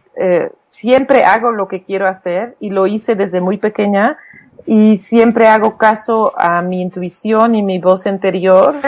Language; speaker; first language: Spanish; non-native, fluent; Dutch